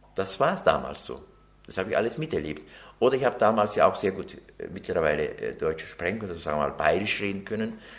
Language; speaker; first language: German; early bilingual, other home language; Turkish